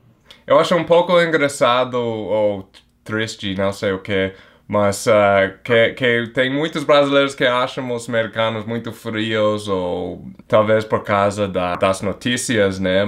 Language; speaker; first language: Portuguese; non-native, fluent; English